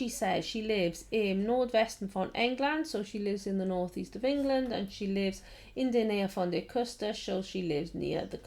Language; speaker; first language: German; non-native, fluent; English